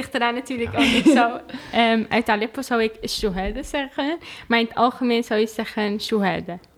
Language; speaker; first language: Dutch; non-native, fluent; Arabic